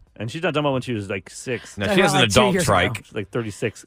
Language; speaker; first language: English; native; English